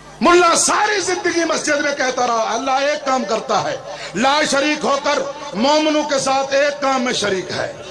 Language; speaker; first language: Urdu; non-native, local second language; Punjabi